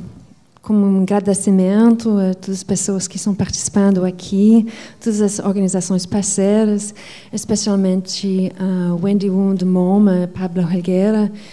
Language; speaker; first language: Portuguese; non-native, fluent; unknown